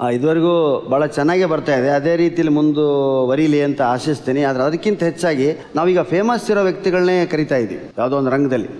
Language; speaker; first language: Kannada; native; Kannada